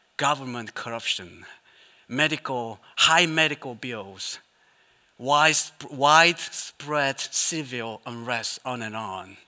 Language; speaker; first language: English; non-native, fluent; Korean